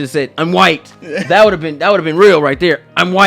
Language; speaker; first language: English; native; English